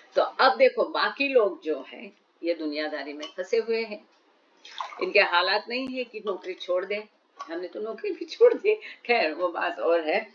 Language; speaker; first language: Hindi; non-native, local second language; Marathi